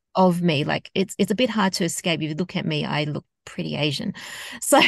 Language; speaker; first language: English; native; English